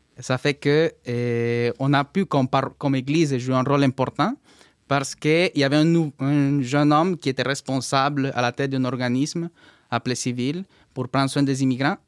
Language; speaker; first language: French; non-native, fluent; Spanish